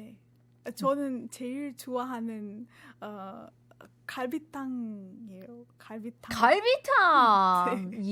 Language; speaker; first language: Korean; non-native, fluent; Marathi